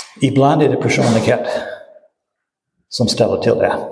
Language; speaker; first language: Swedish; non-native, fluent; English